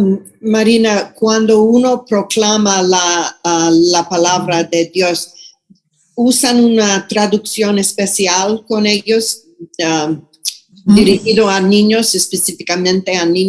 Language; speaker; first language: Spanish; non-native, fluent; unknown